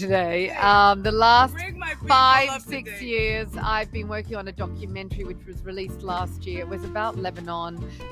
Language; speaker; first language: English; native; English